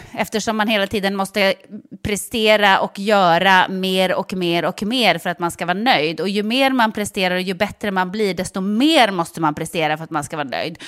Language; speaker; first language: Swedish; native; Swedish